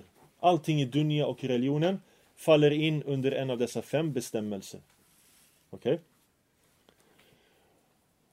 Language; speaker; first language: Swedish; early bilingual, other home language; Arabic